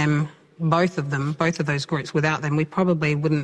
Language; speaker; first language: English; native; English